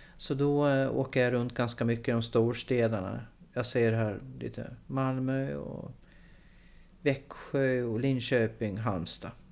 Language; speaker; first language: Swedish; native; Swedish